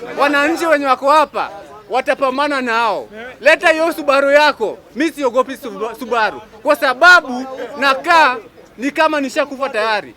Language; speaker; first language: Swahili; non-native, local second language; Luo (Kenya and Tanzania)